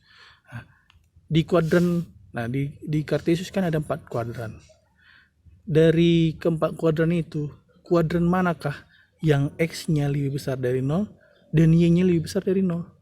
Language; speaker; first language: Indonesian; native; Indonesian